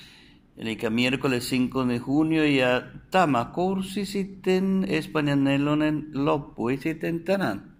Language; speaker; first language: Finnish; non-native, fluent; Spanish